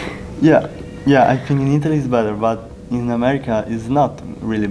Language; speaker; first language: English; non-native, learner; Italian